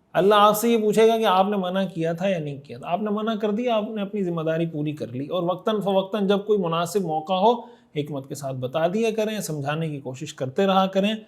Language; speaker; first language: Urdu; native; Urdu